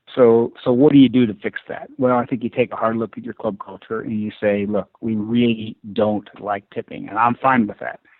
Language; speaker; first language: English; native; English